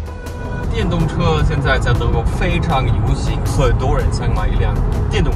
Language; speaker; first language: Chinese; non-native, fluent; German